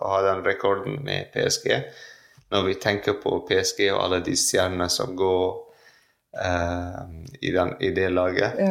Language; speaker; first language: Norwegian; non-native, fluent; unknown